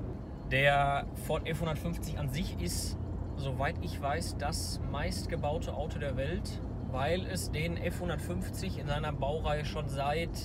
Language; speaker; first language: German; native; German